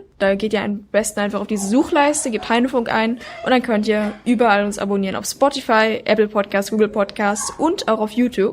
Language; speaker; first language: German; native; German